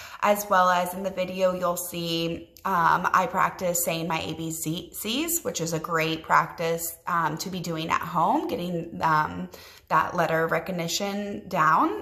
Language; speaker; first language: English; native; English